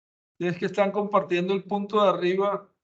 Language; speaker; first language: Spanish; native; Spanish